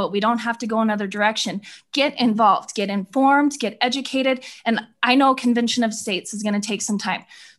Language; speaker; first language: English; native; English